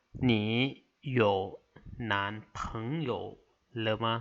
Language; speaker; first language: Chinese; non-native, fluent; Lao